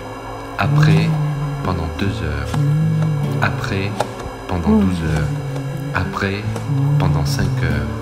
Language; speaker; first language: French; non-native, learner; Arabic